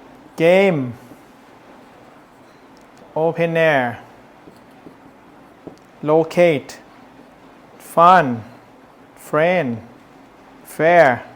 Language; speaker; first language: English; non-native, learner; Thai